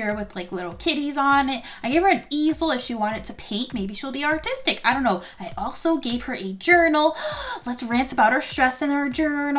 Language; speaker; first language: English; native; English